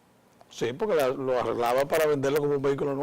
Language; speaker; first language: Spanish; native; Spanish